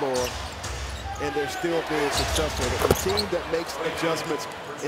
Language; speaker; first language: English; native; English